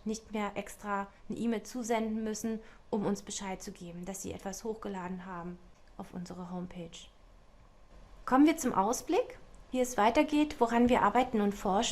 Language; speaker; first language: German; native; German